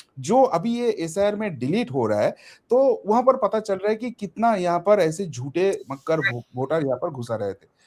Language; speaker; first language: Hindi; non-native, local second language; Bangla